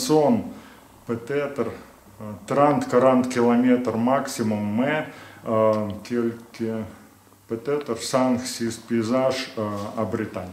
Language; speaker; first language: French; non-native, learner; Belarusian